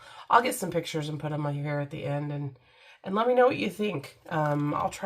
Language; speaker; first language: English; native; English